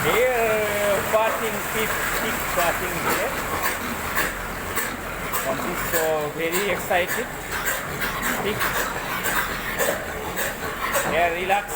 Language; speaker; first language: English; non-native, learner; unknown